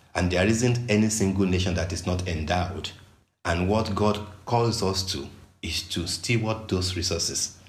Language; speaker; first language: English; non-native, local second language; Yoruba